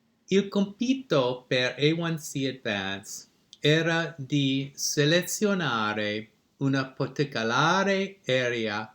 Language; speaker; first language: Italian; non-native, learner; English